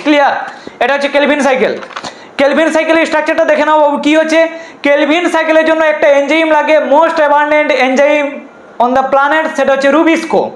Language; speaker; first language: Bangla; non-native, local second language; Hindi